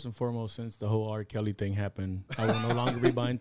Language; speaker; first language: English; early bilingual, other home language; Spanish